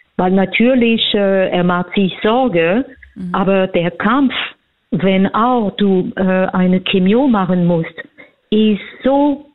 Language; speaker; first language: German; non-native, fluent; French